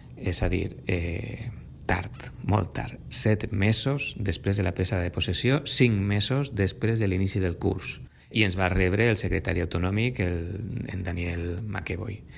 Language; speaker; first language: Catalan; native; Catalan